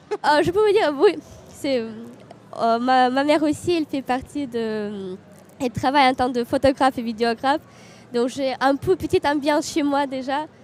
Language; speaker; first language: French; non-native, fluent; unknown